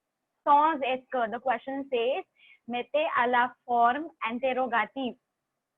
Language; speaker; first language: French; non-native, fluent; Hindi